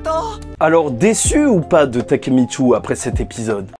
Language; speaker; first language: French; native; French